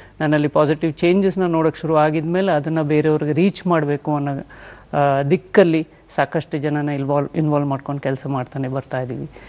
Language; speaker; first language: Kannada; non-native, local second language; Gujarati